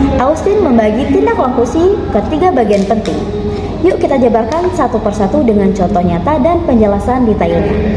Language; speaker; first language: Indonesian; native; Indonesian